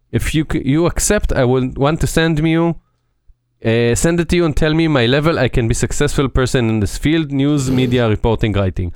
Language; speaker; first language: English; non-native, learner; Hebrew